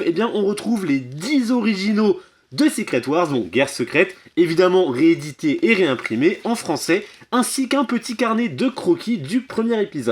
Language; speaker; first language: French; native; French